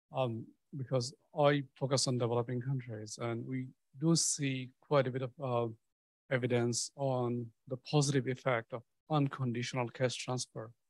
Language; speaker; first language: English; native; English